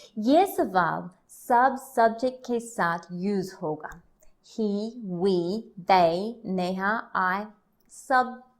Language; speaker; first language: Hindi; non-native, learner; English